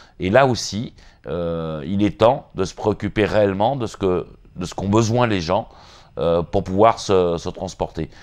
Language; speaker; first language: French; native; French